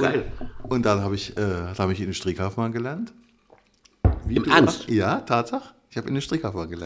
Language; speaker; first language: German; native; German